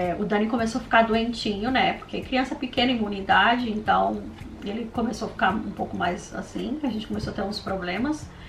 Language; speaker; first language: Portuguese; native; Portuguese